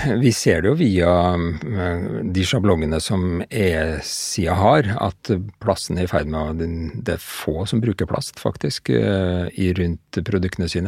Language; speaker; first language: Norwegian; native; Norwegian